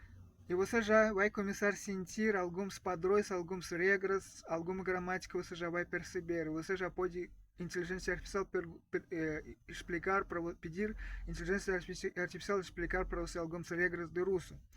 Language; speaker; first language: Portuguese; non-native, fluent; Russian